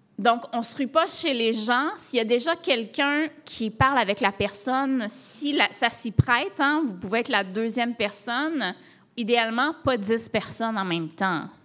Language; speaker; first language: French; native; French